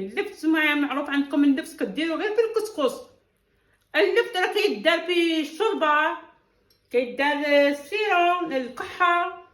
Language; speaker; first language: Arabic; native; Arabic